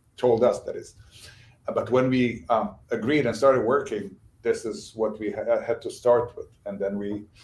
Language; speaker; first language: English; non-native, fluent; Bosnian